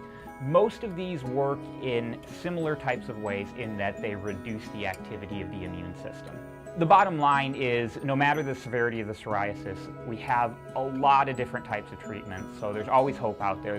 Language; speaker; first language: English; native; English